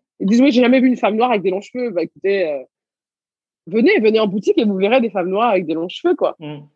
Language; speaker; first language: French; early bilingual, other home language; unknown